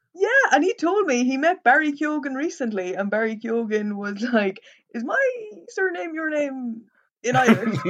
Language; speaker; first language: English; native; English